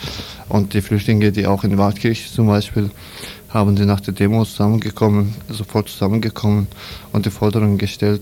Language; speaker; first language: German; non-native, learner; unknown